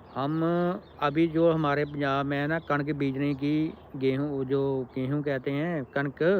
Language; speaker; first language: Hindi; non-native, local second language; Punjabi